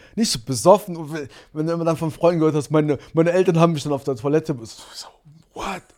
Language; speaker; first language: German; early bilingual, other home language; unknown